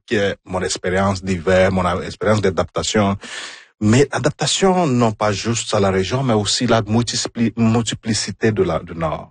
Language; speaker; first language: French; non-native, fluent; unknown